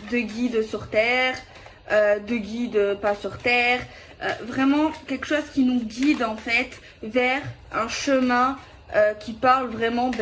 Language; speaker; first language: French; native; French